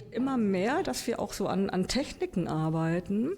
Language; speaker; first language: German; native; German